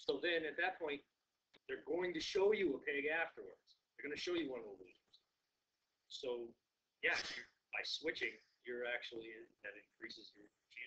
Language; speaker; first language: English; native; English